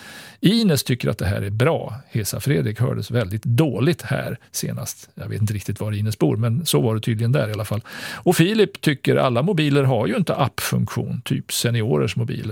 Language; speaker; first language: Swedish; native; Swedish